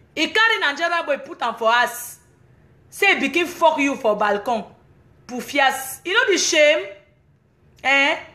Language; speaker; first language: English; non-native, local second language; French